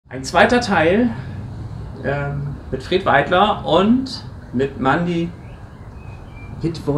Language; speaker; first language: German; native; German